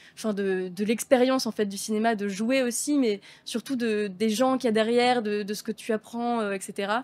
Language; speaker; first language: French; native; French